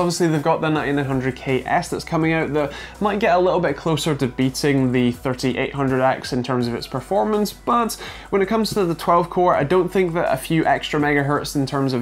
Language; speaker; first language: English; native; English